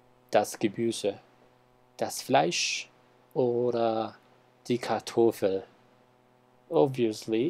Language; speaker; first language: German; non-native, learner; Spanish